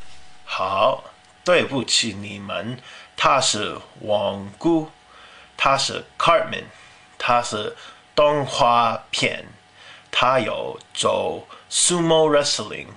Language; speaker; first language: Chinese; non-native, learner; English